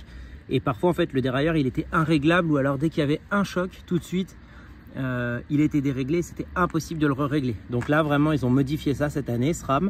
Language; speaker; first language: French; native; French